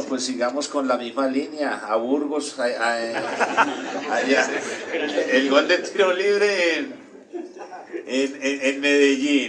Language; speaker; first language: Spanish; native; Spanish